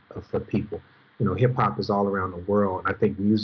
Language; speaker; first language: English; native; English